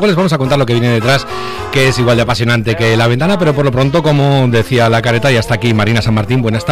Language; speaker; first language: Spanish; native; Spanish